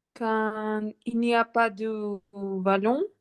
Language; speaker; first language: French; non-native, learner; Spanish